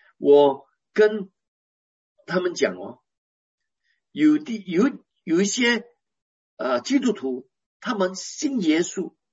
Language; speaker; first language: Chinese; non-native, local second language; Hakka Chinese